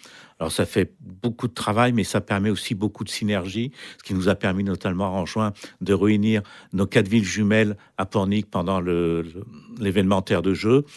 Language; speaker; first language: French; native; French